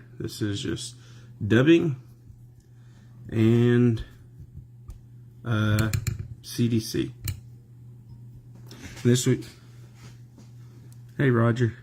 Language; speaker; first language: English; native; English